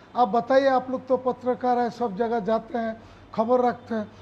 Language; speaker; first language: Hindi; non-native, local second language; Bangla